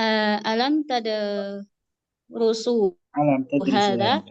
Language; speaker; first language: Arabic; non-native, learner; Indonesian